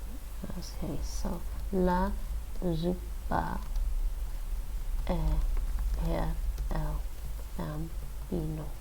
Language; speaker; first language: Italian; non-native, learner; English